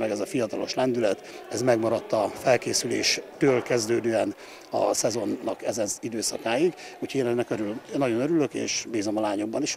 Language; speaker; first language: Hungarian; native; Hungarian